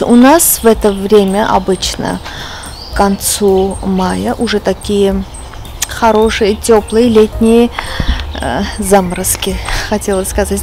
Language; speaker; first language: Russian; non-native, fluent; Armenian